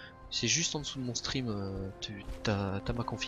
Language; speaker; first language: French; native; French